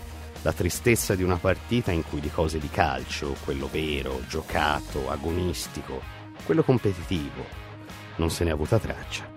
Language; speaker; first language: Italian; native; Italian